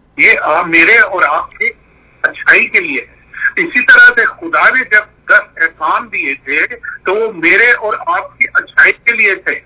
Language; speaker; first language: Urdu; non-native, local second language; Punjabi